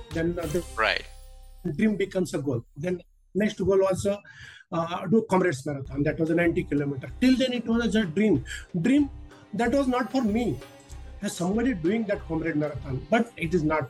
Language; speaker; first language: English; non-native, local second language; Marathi